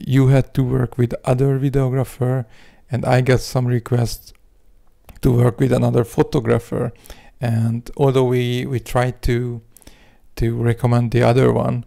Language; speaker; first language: English; non-native, fluent; Hungarian